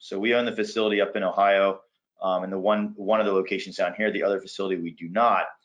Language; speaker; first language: English; native; English